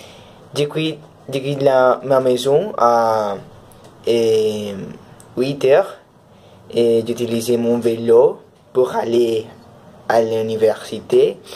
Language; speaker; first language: French; non-native, learner; Spanish